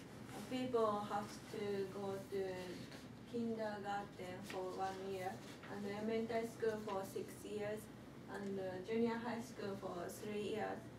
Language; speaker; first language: English; non-native, learner; Japanese